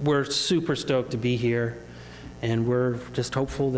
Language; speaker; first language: English; native; English